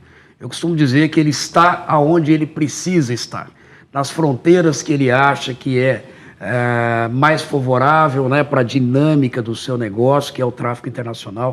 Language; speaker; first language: Portuguese; native; Portuguese